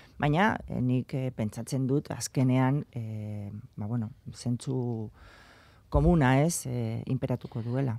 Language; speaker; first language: Basque; non-native, local second language; Spanish